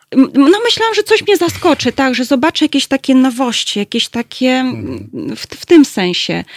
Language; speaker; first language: Polish; early bilingual, heritage; Russian